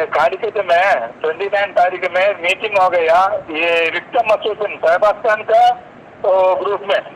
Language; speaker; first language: Hindi; non-native, local second language; Malayalam